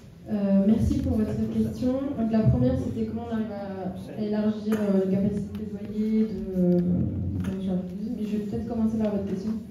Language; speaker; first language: French; early bilingual, other home language; Arabic